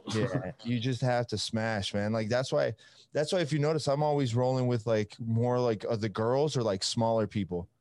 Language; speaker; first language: English; non-native, fluent; Italian